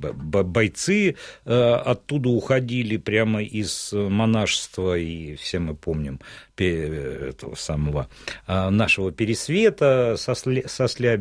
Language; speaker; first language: Russian; native; Russian